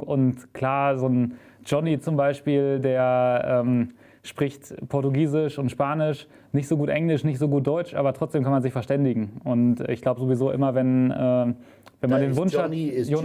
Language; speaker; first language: German; native; German